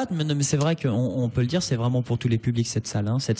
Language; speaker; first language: French; native; French